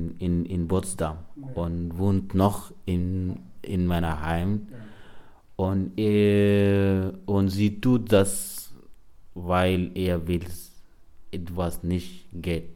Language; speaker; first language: German; non-native, learner; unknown